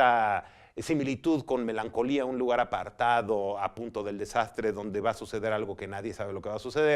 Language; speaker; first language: Spanish; native; Spanish